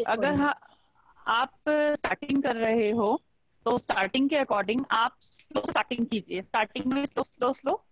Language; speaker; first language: Hindi; native; Hindi